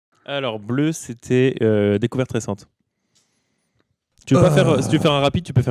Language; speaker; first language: French; native; French